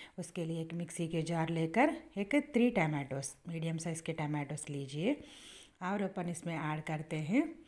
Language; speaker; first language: Hindi; native; Hindi